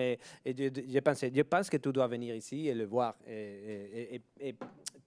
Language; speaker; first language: French; non-native, fluent; Spanish